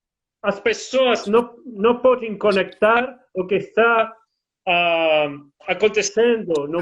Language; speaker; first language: Portuguese; non-native, fluent; Spanish